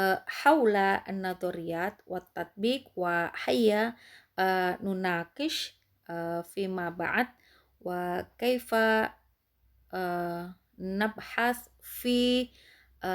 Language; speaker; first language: Arabic; non-native, fluent; Indonesian